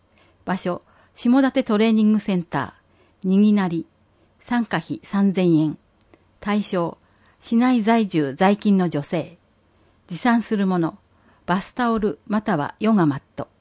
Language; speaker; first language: Japanese; native; Japanese